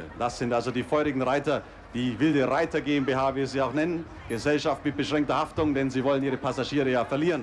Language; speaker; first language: German; native; German